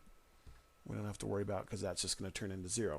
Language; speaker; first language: English; native; English